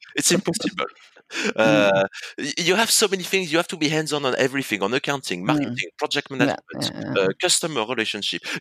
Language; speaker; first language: English; non-native, fluent; French